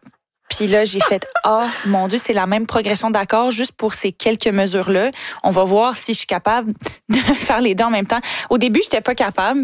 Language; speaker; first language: French; native; French